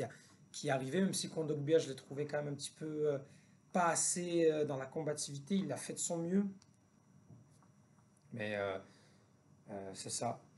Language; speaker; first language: French; native; French